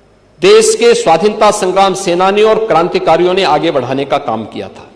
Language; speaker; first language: Hindi; native; Hindi